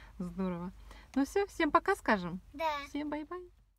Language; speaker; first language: Russian; native; Russian